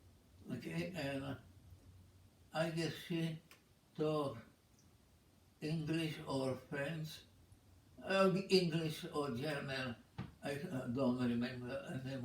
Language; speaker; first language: English; non-native, fluent; Czech